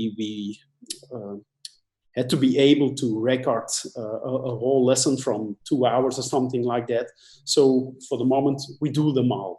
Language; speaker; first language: English; non-native, fluent; Dutch